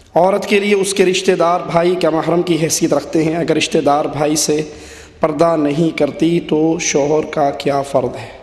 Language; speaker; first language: Urdu; non-native, local second language; Punjabi